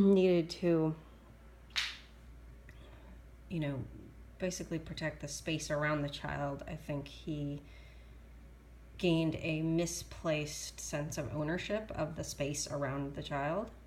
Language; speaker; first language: English; native; English